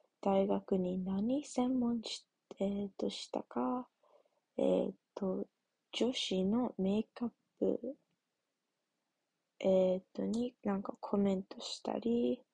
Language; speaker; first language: Japanese; non-native, learner; English